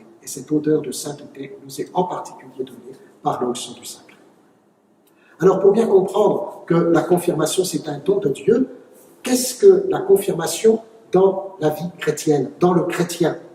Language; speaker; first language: French; native; French